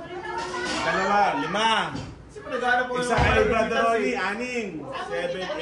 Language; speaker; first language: Filipino; native; Filipino